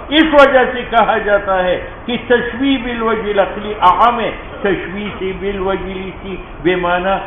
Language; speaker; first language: Urdu; non-native, local second language; Pashto